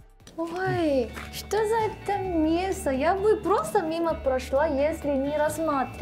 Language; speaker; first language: Russian; non-native, fluent; Korean